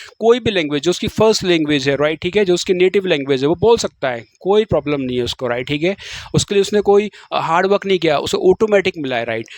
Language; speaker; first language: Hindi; native; Hindi